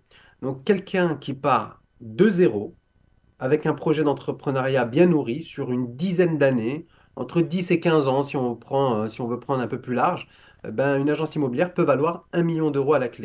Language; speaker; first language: French; native; French